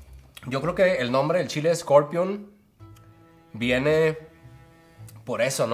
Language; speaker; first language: Spanish; native; Spanish